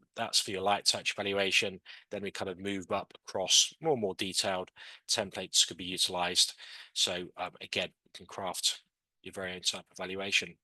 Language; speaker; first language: English; native; English